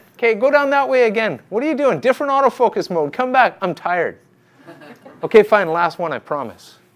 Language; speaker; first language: English; native; English